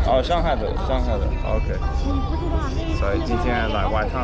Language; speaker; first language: Chinese; non-native, fluent; English